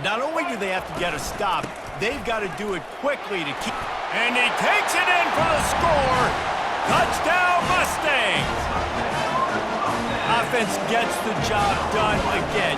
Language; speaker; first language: English; native; English